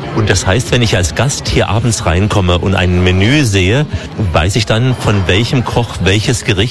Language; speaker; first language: German; native; German